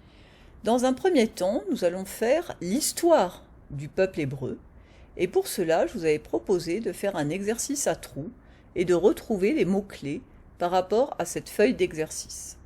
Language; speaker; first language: French; native; French